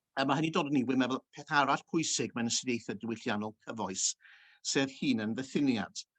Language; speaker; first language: Welsh; early bilingual, heritage; Welsh